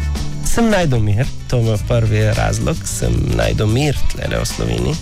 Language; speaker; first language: Slovenian; non-native, learner; Arabic